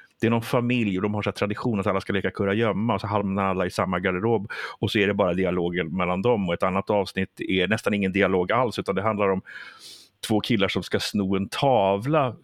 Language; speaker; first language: Swedish; early bilingual, heritage; Swedish